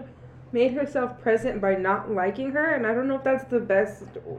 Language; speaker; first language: English; native; English